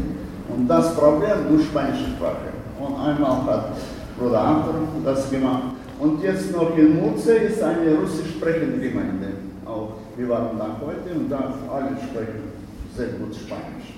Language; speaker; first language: German; non-native, learner; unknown